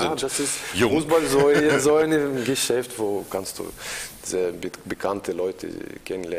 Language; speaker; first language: German; non-native, learner; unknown